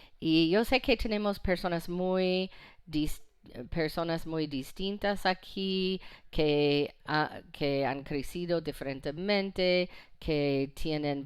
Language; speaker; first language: Spanish; non-native, fluent; English